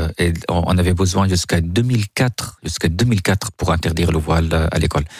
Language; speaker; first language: French; non-native, fluent; Arabic